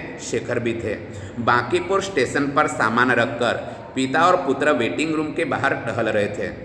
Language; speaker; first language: Hindi; non-native, local second language; Gujarati